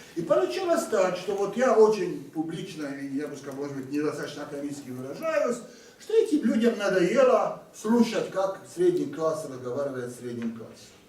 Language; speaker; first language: Russian; non-native, fluent; Hungarian